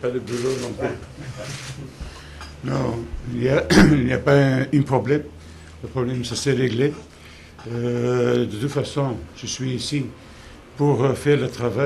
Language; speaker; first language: French; non-native, local second language; Dutch